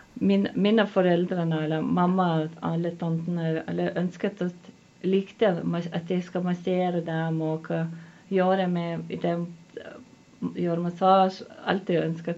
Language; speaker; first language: Swedish; non-native, learner; Lithuanian